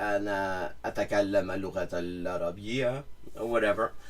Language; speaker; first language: Arabic; non-native, learner; English